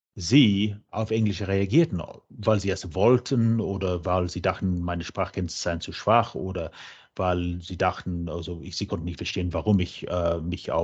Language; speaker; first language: German; non-native, fluent; English